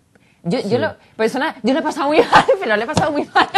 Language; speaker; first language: Spanish; native; Spanish